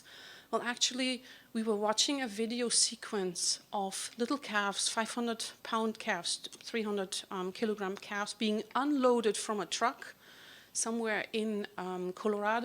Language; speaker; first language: English; non-native, fluent; German